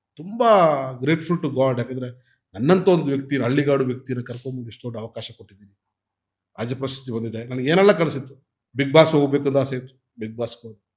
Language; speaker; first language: Kannada; non-native, local second language; Malayalam